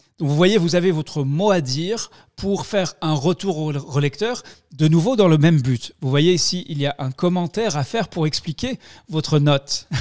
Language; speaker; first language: French; native; French